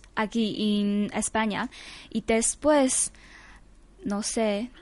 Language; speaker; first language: Spanish; non-native, fluent; Chinese